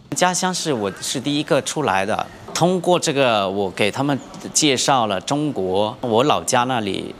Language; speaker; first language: Chinese; non-native, fluent; Lao